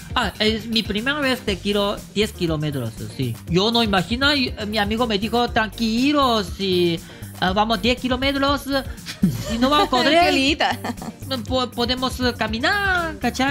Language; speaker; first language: Spanish; non-native, learner; Chinese